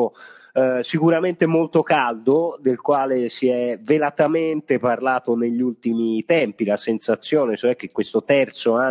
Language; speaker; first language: Italian; native; Italian